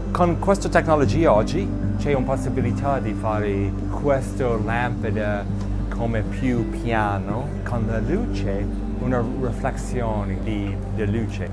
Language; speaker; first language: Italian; non-native, learner; English